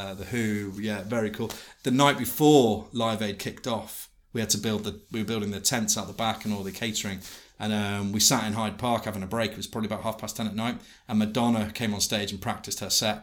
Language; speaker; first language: English; native; English